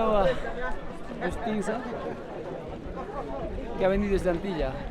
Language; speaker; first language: Spanish; native; Spanish